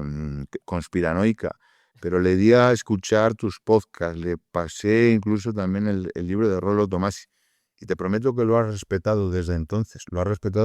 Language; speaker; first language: Spanish; native; Spanish